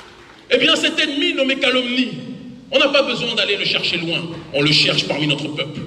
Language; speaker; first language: French; native; French